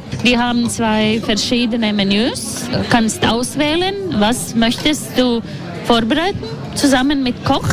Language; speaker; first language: German; non-native, learner; Latvian